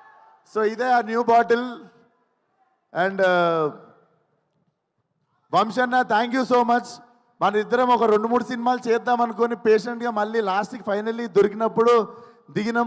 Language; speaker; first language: Telugu; native; Telugu